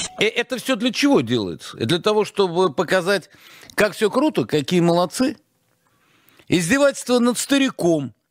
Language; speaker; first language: Russian; native; Russian